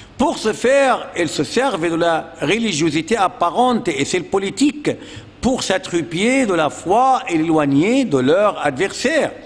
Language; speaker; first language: French; non-native, fluent; Arabic